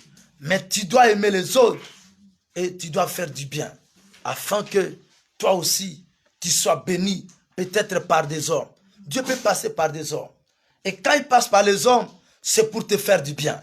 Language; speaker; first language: French; non-native, local second language; Lingala